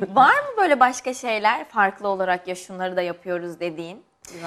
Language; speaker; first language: Turkish; native; Turkish